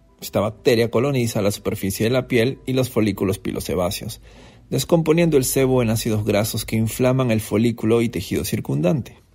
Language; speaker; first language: Spanish; native; Spanish